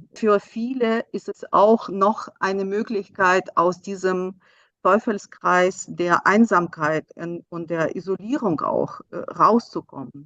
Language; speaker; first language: German; non-native, fluent; Russian